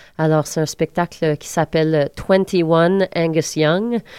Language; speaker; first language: French; native; French